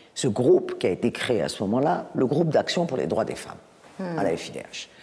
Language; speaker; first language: French; native; French